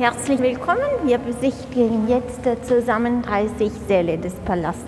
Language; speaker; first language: German; non-native, fluent; Italian